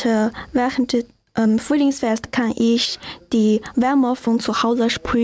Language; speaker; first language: German; non-native, learner; Chinese